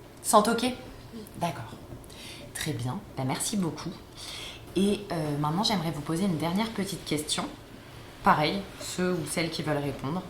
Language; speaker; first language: French; native; French